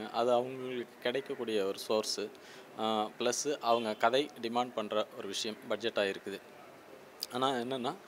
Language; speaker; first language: Tamil; native; Tamil